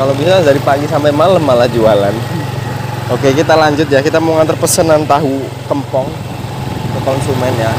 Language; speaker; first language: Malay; non-native, local second language; Javanese